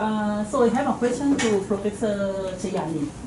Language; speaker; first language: English; non-native, fluent; Thai